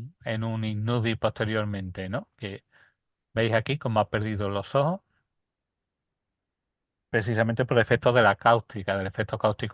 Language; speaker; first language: Spanish; native; Spanish